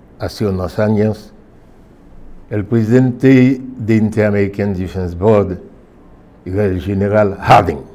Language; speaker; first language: Spanish; non-native, fluent; Haitian Creole